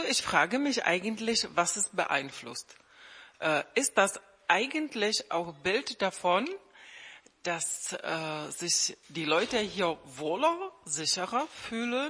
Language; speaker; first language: German; non-native, fluent; Czech